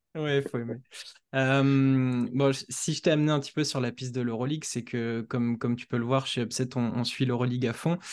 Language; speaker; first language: French; native; French